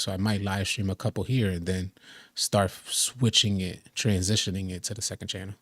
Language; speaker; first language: English; native; English